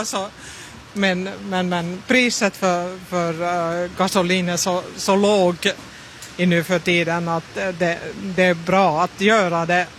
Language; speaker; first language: Swedish; non-native, learner; Finnish